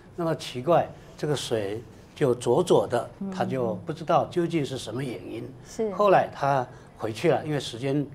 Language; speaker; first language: Chinese; native; Chinese